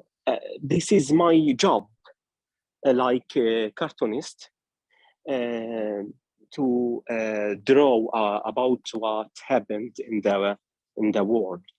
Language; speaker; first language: English; non-native, learner; Arabic